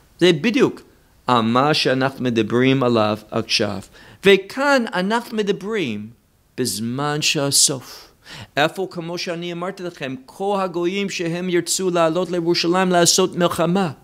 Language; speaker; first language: Hebrew; non-native, fluent; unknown